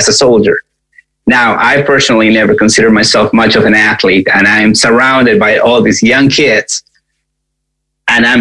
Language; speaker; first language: English; non-native, fluent; Spanish